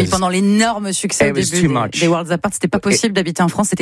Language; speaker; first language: French; native; French